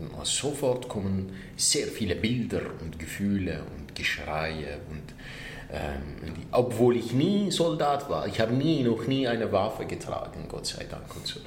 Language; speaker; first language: German; non-native, fluent; Arabic